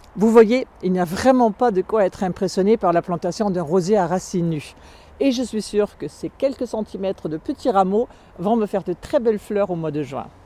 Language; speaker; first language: French; non-native, fluent; German